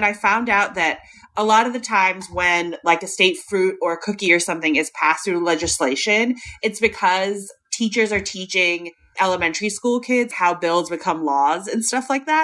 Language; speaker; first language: English; non-native, local second language; Cantonese